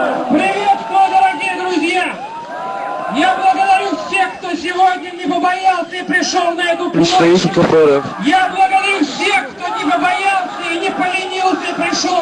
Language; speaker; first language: Russian; native; Russian